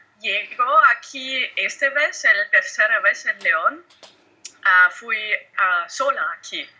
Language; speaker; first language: Spanish; non-native, learner; German